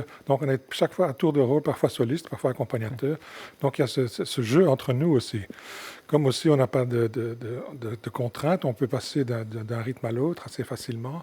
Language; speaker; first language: French; native; French